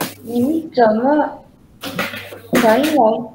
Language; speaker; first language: Chinese; non-native, learner; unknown